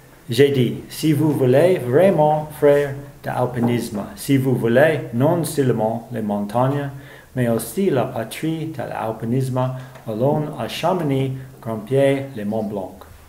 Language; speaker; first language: French; non-native, learner; English